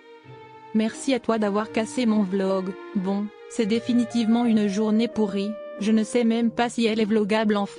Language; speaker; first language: French; native; French